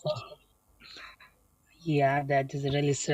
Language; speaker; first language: English; non-native, learner; Bangla